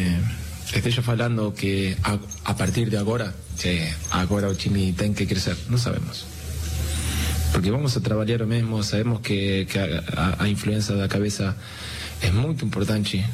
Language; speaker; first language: Portuguese; non-native, learner; Spanish